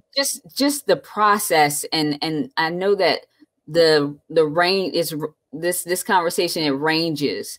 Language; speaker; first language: English; native; English